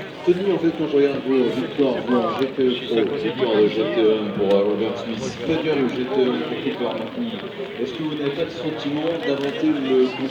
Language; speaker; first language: French; native; French